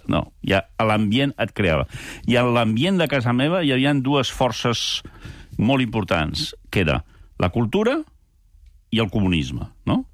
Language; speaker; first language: Catalan; early bilingual, other home language; French